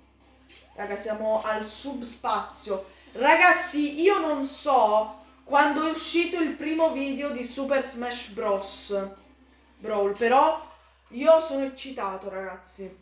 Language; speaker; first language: Italian; native; Italian